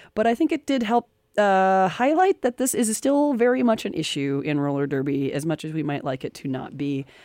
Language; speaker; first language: English; native; English